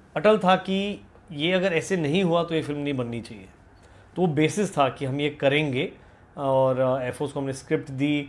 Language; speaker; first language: Hindi; native; Hindi